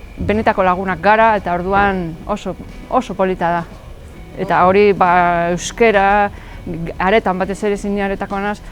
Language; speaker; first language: Basque; non-native, local second language; Spanish